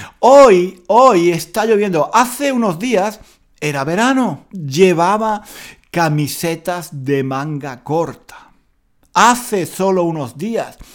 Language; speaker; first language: Spanish; native; Spanish